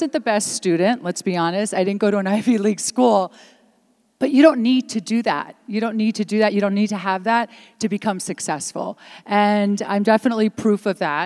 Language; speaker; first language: English; early bilingual, other home language; Italian